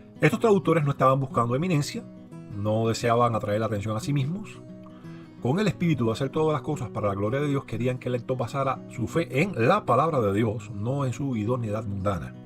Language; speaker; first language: Spanish; native; Spanish